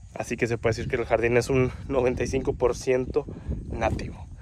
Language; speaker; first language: Spanish; native; Spanish